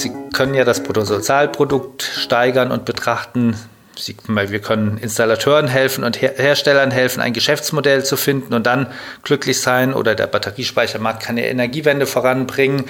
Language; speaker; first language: German; native; German